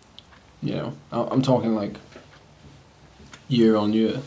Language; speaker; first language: English; native; English